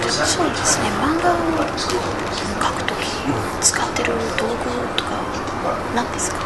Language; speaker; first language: Japanese; non-native, fluent; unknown